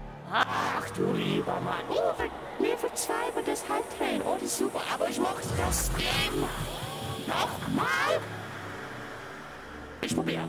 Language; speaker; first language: German; non-native, learner; English